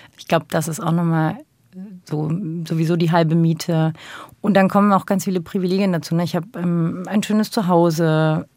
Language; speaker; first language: German; early bilingual, other home language; Turkish